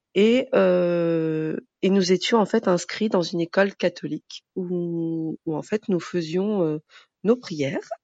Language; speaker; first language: French; early bilingual, other home language; Arabic